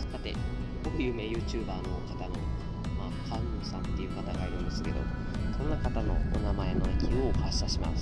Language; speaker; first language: Japanese; native; Japanese